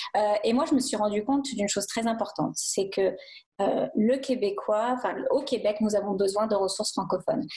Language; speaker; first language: French; native; French